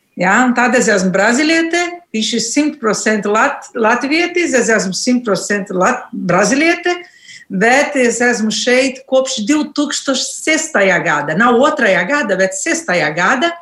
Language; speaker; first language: Latvian; non-native, learner; Portuguese